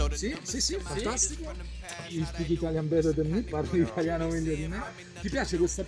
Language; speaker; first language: Italian; native; Italian